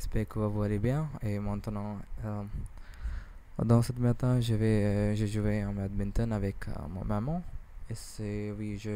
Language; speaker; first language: French; non-native, learner; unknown